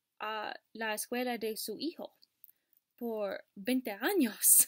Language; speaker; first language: Spanish; non-native, learner; English